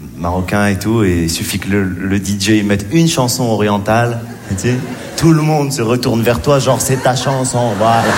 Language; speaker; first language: French; native; French